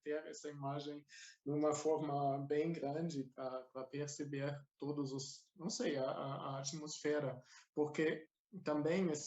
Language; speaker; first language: Portuguese; non-native, fluent; German